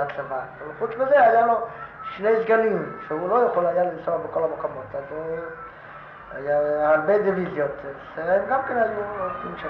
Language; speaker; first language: Hebrew; non-native, fluent; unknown